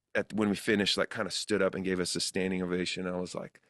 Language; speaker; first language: English; native; English